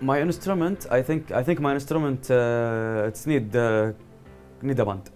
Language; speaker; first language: English; non-native, learner; Arabic